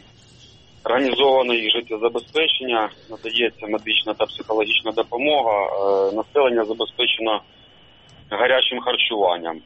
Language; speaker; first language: Ukrainian; native; Ukrainian